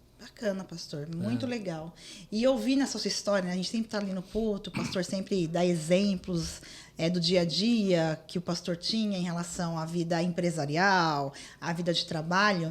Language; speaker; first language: Portuguese; native; Portuguese